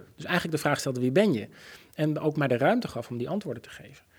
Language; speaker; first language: Dutch; native; Dutch